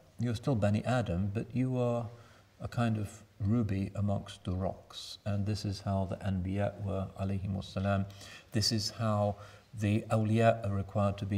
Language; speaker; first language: English; native; English